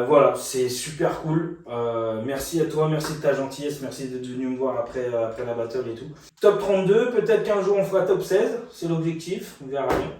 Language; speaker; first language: French; native; French